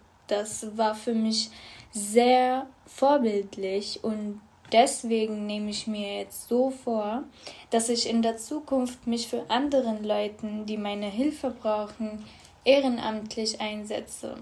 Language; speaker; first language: German; non-native, fluent; Arabic